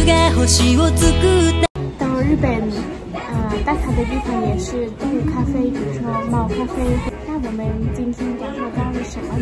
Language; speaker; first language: Chinese; non-native, fluent; Greek